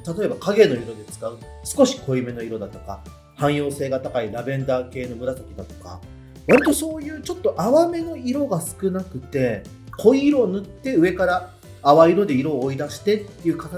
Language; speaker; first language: Japanese; native; Japanese